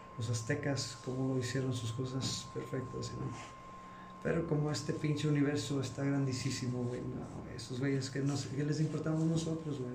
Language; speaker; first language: Spanish; early bilingual, heritage; Spanish